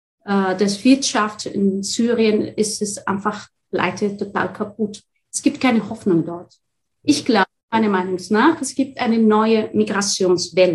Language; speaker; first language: German; non-native, fluent; Arabic